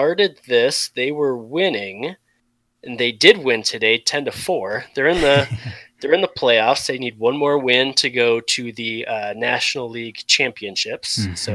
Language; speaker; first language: English; native; English